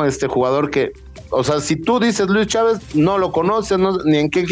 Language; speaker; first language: Spanish; native; Spanish